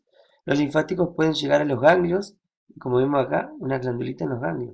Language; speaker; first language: Spanish; native; Spanish